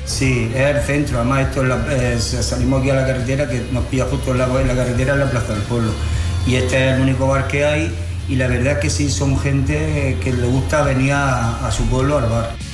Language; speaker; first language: Spanish; native; Spanish